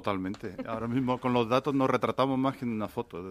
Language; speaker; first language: Spanish; native; Spanish